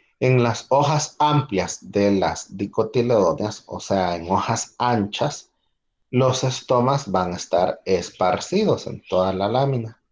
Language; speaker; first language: Spanish; native; Spanish